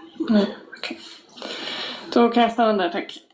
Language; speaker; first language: Swedish; native; Swedish